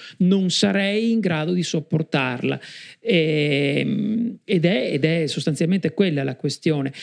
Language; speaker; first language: Italian; native; Italian